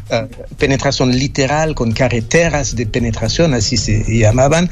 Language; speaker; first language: Spanish; non-native, fluent; French